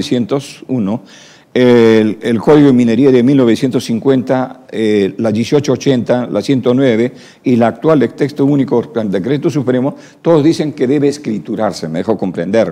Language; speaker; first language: Spanish; native; Spanish